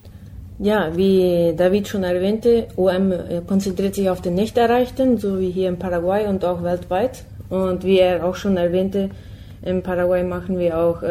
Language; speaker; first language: German; non-native, fluent; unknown